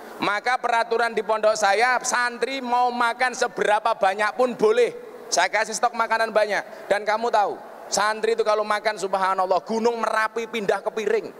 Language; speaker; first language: Indonesian; non-native, local second language; Javanese